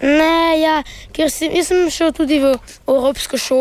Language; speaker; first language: Slovenian; early bilingual, heritage; Slovenian